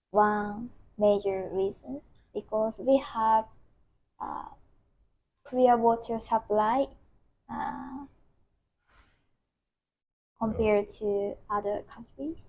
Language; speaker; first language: English; non-native, learner; Japanese